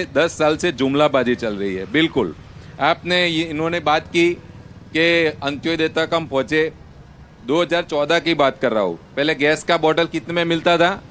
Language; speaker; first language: Hindi; non-native, local second language; Gujarati